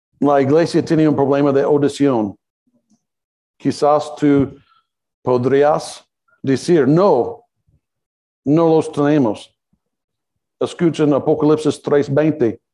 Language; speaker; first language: Spanish; non-native, learner; English